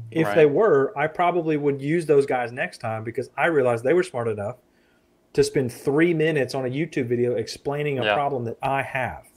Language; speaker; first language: English; native; English